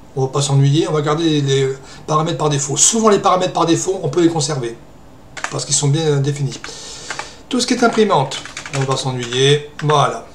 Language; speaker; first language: French; native; French